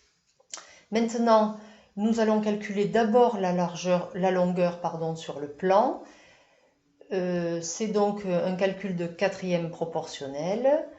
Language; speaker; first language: French; native; French